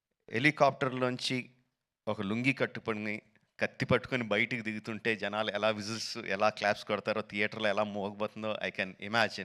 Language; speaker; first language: Telugu; native; Telugu